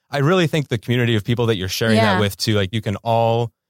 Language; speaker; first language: English; native; English